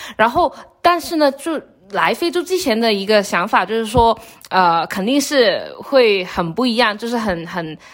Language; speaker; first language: Chinese; non-native, local second language; Cantonese